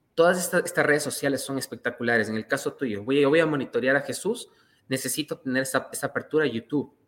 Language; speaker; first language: Spanish; native; Spanish